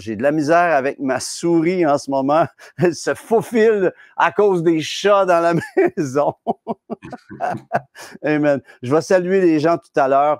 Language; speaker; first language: French; native; French